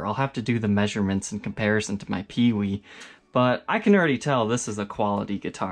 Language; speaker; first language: English; native; English